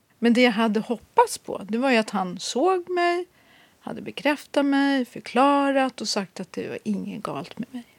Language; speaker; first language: Swedish; native; Swedish